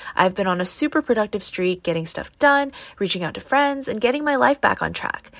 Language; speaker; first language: English; native; English